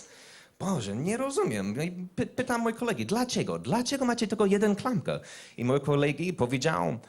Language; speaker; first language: Polish; non-native, learner; English